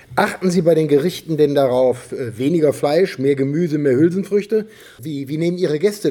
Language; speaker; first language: German; native; German